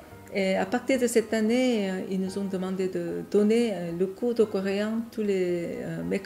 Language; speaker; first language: French; non-native, fluent; Korean